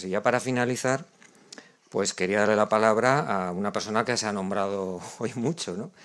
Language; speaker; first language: Spanish; native; Spanish